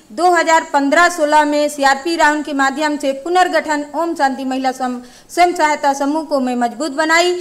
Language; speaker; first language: Hindi; native; Hindi